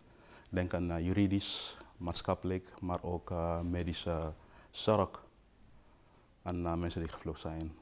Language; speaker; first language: Dutch; non-native, fluent; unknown